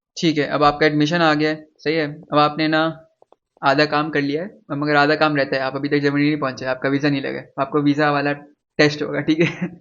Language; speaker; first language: Urdu; native; Urdu